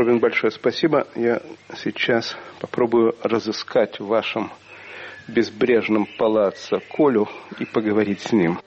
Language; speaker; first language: Russian; native; Russian